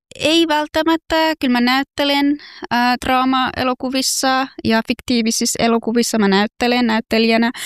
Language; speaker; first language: Finnish; non-native, fluent; Persian